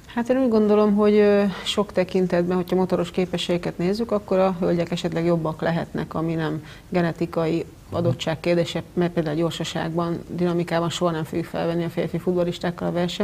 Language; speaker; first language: Hungarian; native; Hungarian